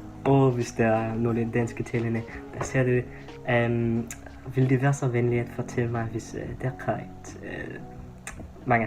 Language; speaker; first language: Danish; non-native, learner; English